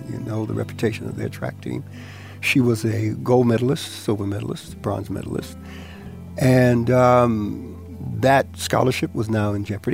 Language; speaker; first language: English; early bilingual, other home language; Spanish